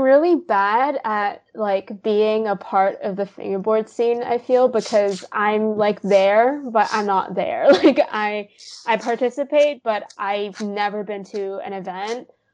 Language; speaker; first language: English; non-native, local second language; Cantonese